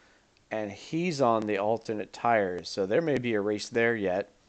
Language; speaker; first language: English; native; English